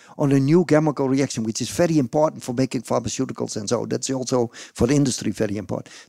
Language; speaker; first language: English; non-native, fluent; Dutch